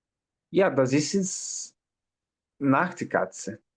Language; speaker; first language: German; non-native, learner; Portuguese